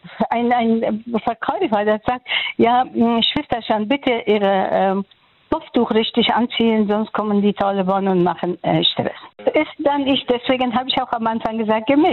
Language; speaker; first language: German; non-native, fluent; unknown